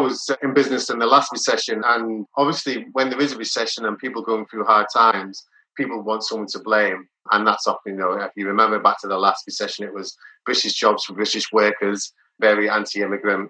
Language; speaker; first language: English; native; English